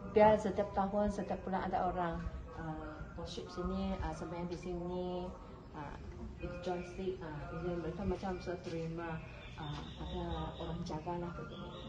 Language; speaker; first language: Malay; non-native, local second language; Cantonese